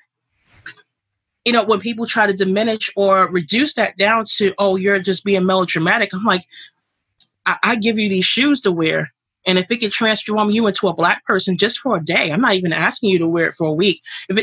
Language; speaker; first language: English; native; English